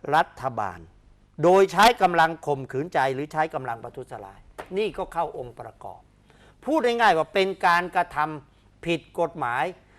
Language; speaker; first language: Thai; native; Thai